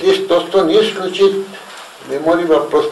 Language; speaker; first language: Russian; non-native, learner; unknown